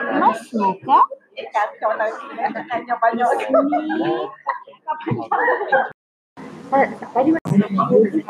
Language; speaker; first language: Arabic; non-native, fluent; Malay